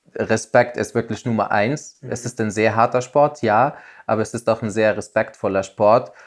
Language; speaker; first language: German; non-native, fluent; Arabic